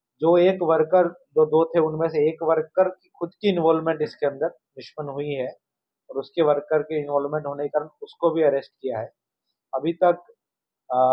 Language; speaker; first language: Hindi; non-native, local second language; Marathi